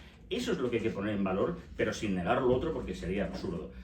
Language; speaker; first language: Spanish; native; Spanish